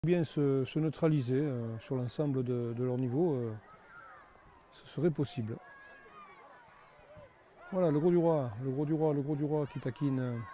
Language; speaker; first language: French; native; French